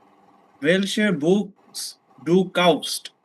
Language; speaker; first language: German; non-native, learner; Bangla